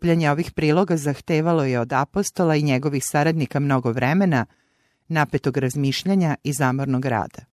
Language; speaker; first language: Serbian; native; Serbian